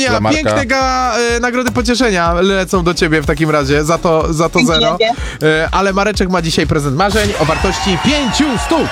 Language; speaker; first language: Polish; native; Polish